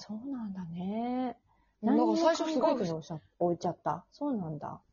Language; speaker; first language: Japanese; native; Japanese